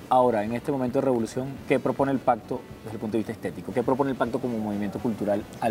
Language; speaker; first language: Spanish; native; Spanish